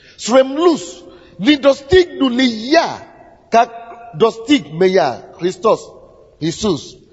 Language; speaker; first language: Russian; non-native, fluent; Yoruba